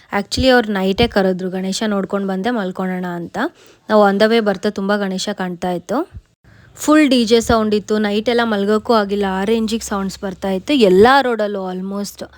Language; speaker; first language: Kannada; native; Kannada